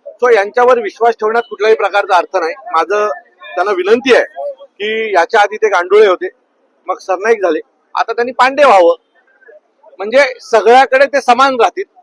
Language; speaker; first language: Marathi; native; Marathi